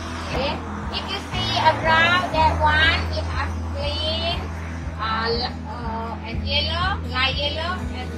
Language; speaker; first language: English; non-native, learner; Thai